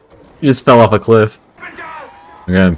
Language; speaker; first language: English; native; English